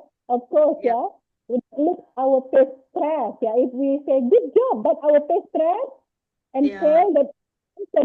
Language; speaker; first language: English; non-native, learner; Indonesian